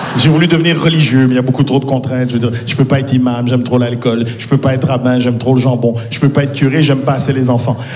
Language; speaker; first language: French; native; French